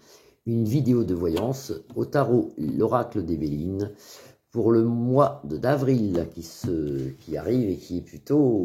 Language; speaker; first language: French; native; French